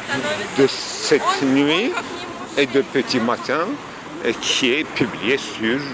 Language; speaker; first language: French; non-native, fluent; Turkish